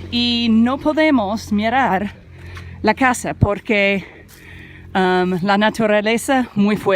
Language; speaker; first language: Spanish; non-native, learner; English